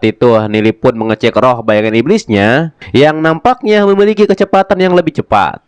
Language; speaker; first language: Indonesian; native; Indonesian